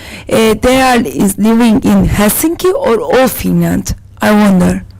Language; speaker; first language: English; non-native, learner; Turkish